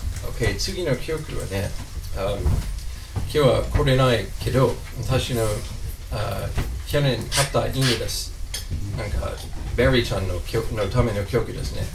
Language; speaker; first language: Japanese; non-native, fluent; English